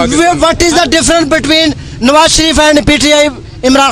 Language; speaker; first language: English; non-native, local second language; Urdu